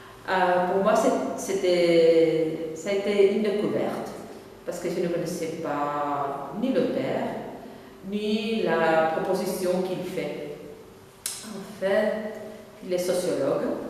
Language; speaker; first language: French; non-native, fluent; Catalan